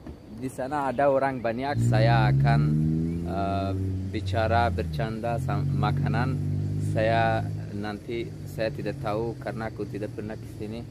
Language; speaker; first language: Indonesian; non-native, learner; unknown